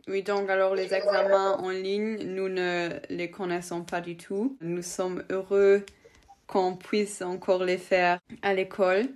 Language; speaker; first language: French; non-native, local second language; Luxembourgish